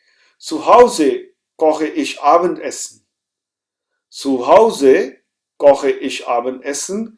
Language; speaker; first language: German; non-native, fluent; Hindi